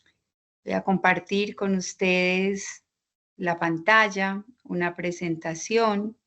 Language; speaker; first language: Spanish; native; Spanish